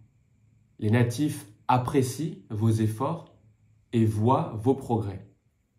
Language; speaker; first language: French; native; French